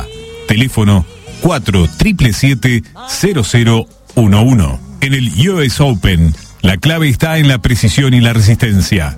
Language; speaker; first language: Spanish; native; Spanish